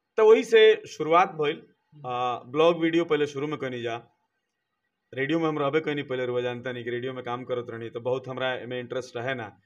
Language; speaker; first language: Bhojpuri; native; Bhojpuri